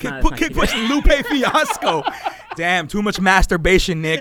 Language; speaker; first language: English; non-native, local second language; Filipino